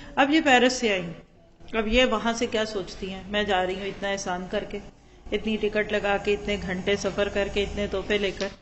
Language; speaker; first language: Urdu; non-native, local second language; Punjabi